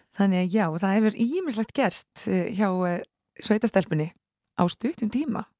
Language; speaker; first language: Icelandic; native; Icelandic